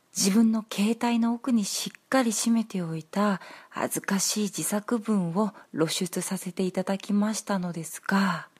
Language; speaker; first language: Japanese; non-native, fluent; Korean